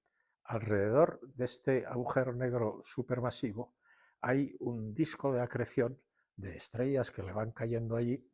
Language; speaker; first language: Spanish; native; Spanish